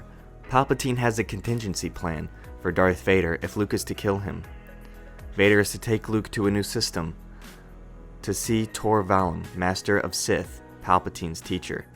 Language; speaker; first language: English; native; English